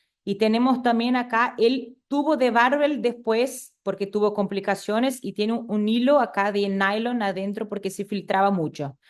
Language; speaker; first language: Spanish; non-native, fluent; Portuguese